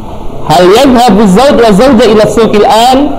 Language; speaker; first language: Arabic; non-native, fluent; Indonesian